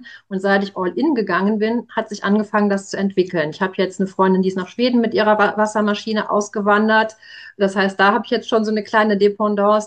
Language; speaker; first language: German; native; German